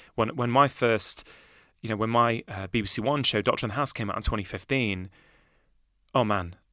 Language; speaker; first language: English; native; English